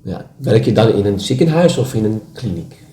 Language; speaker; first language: Dutch; non-native, fluent; Indonesian